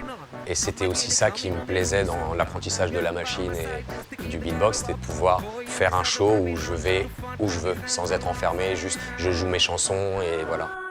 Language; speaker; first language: French; native; French